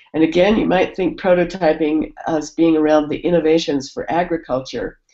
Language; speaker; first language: English; native; English